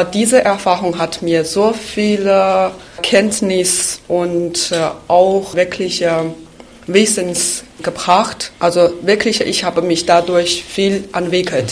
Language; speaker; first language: German; non-native, fluent; Chinese